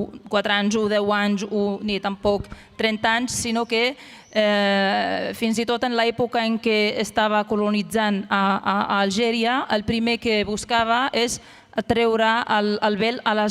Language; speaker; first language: Catalan; non-native, fluent; Arabic